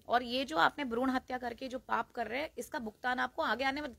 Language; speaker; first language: Hindi; native; Hindi